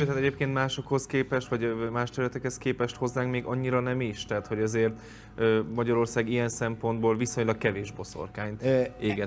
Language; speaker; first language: Hungarian; native; Hungarian